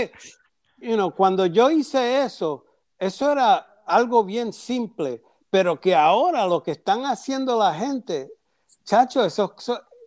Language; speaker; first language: Spanish; early bilingual, heritage; Spanish